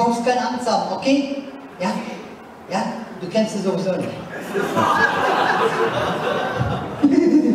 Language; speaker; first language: German; non-native, learner; Turkish